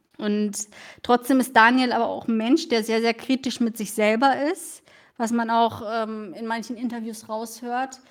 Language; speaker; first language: German; early bilingual, other home language; Russian